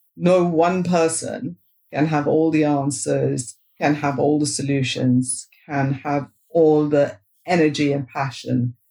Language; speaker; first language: English; non-native, local second language; Bangla